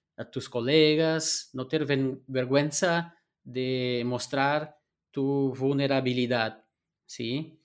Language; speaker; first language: Spanish; non-native, fluent; Portuguese